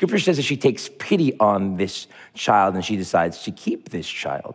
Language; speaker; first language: English; native; English